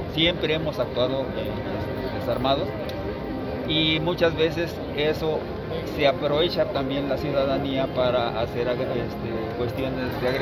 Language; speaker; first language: Spanish; native; Spanish